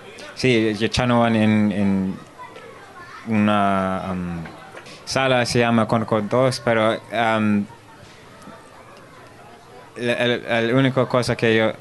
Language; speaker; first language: Spanish; non-native, learner; English